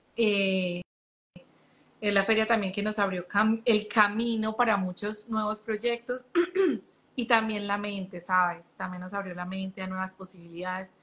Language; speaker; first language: Spanish; native; Spanish